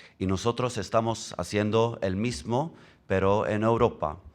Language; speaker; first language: Spanish; non-native, learner; Swedish